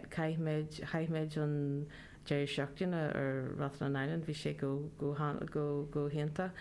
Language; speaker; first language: Irish; non-native, learner; Welsh